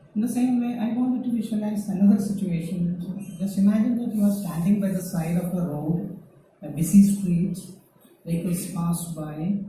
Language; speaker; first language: English; non-native, local second language; Malayalam